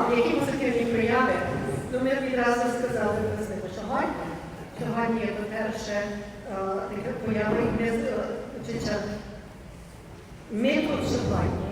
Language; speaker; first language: Ukrainian; early bilingual, heritage; Ukrainian